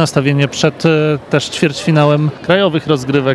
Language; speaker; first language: Polish; native; Polish